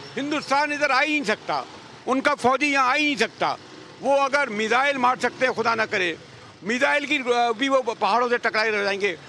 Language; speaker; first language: Urdu; native; Urdu